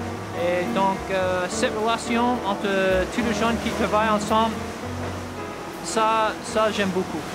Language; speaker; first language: French; non-native, learner; English